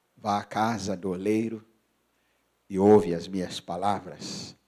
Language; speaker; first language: Portuguese; non-native, fluent; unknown